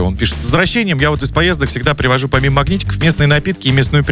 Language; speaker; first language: Russian; native; Russian